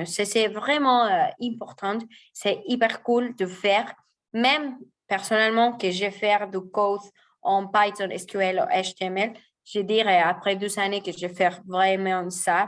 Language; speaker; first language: French; non-native, fluent; Spanish